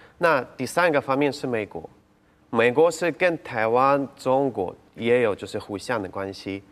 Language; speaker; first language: Chinese; non-native, fluent; Ukrainian